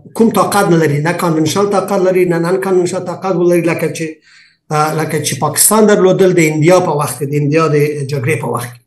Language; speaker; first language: Pashto; non-native, local second language; Persian